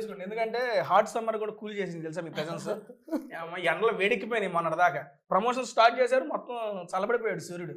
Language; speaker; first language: Telugu; native; Telugu